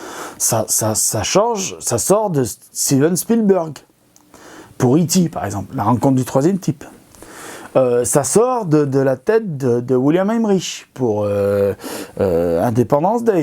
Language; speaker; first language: French; native; French